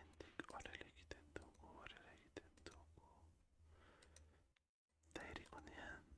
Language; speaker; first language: Basque; non-native, learner; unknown